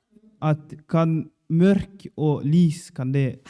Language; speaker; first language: Norwegian; non-native, learner; Swahili